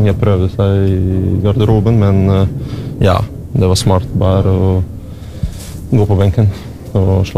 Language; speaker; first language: Norwegian; non-native, learner; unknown